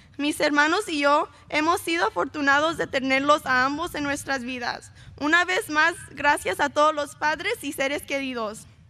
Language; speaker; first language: Spanish; early bilingual, heritage; Spanish